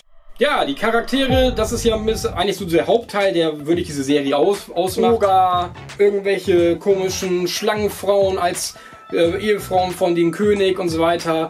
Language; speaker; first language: German; native; German